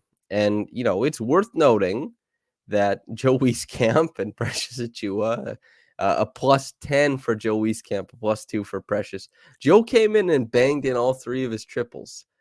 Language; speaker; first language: English; native; English